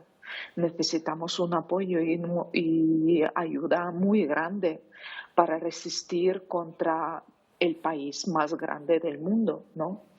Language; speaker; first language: Spanish; non-native, fluent; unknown